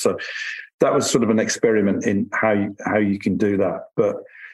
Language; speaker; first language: English; native; English